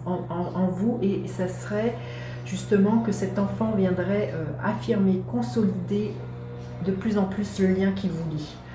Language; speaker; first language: French; native; French